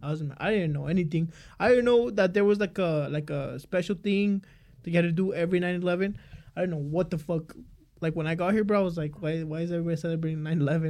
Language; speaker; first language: English; early bilingual, other home language; Spanish